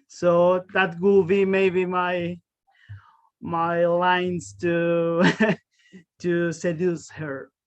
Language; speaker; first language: English; non-native, learner; Spanish